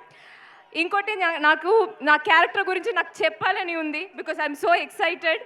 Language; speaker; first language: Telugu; non-native, fluent; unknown